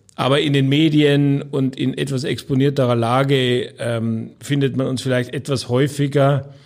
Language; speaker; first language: German; native; German